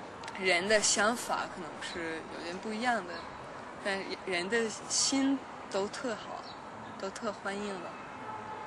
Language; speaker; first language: Chinese; non-native, learner; Danish